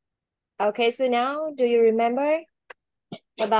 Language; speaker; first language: English; non-native, learner; Vietnamese